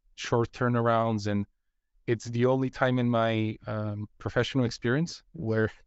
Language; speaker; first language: English; non-native, fluent; Bulgarian